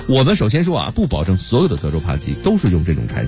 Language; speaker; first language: Chinese; native; Chinese